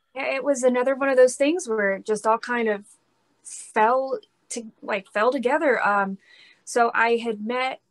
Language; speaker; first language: English; native; English